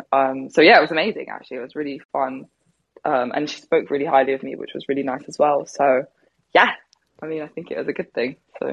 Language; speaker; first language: English; native; English